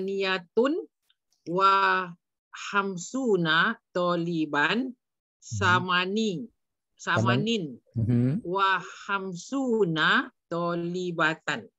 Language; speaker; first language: Arabic; non-native, learner; Malay